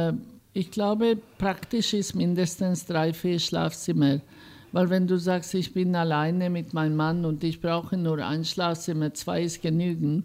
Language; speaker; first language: German; non-native, fluent; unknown